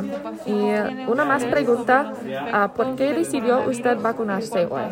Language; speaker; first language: Spanish; non-native, learner; English